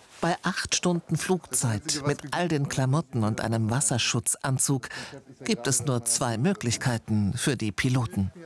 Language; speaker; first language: German; native; German